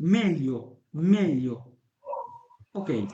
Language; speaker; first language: Italian; non-native, fluent; Bangla